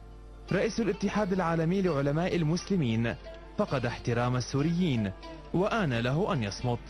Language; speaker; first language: Arabic; native; Arabic